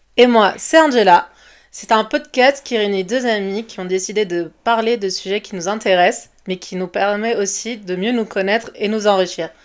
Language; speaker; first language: French; early bilingual, other home language; Portuguese